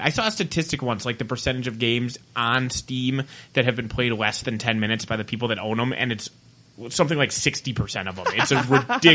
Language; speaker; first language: English; native; English